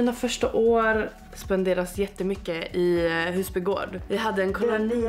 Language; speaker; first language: Swedish; native; Swedish